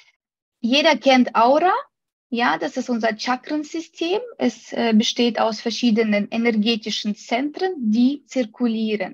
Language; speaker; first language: German; non-native, fluent; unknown